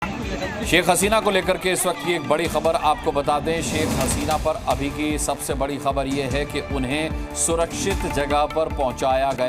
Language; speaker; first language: Hindi; native; Hindi